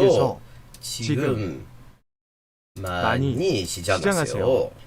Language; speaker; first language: Korean; non-native, learner; English